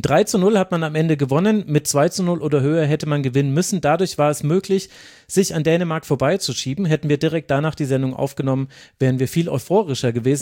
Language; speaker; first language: German; native; German